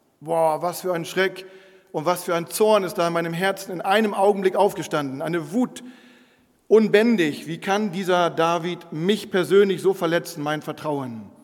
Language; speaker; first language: German; non-native, local second language; Low German